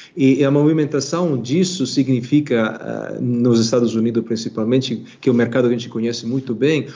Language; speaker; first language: Portuguese; non-native, fluent; Italian